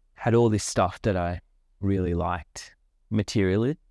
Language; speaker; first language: English; non-native, local second language; Sinhala